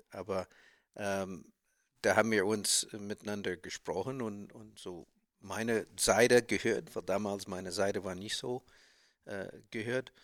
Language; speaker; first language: German; non-native, learner; English